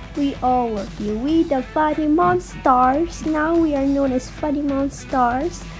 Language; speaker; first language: English; non-native, local second language; Malay